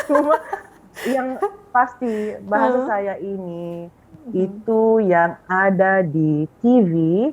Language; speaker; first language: Indonesian; non-native, fluent; Filipino